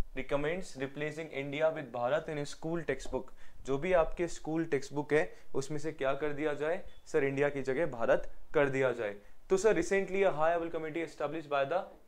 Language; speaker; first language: Hindi; native; Hindi